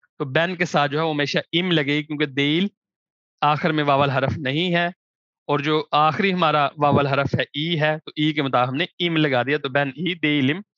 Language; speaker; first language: Urdu; non-native, local second language; Punjabi